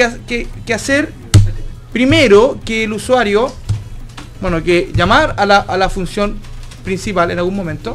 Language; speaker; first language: Spanish; native; Spanish